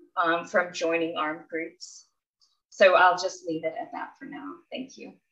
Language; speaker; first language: English; native; English